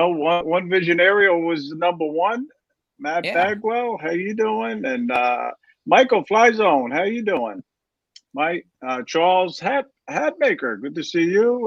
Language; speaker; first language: English; native; English